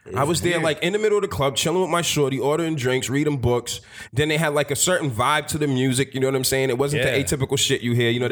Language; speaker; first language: English; native; English